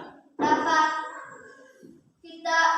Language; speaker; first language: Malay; non-native, local second language; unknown